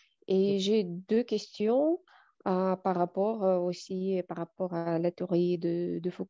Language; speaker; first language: French; non-native, fluent; Russian